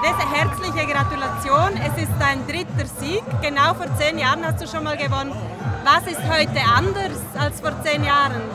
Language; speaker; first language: German; native; German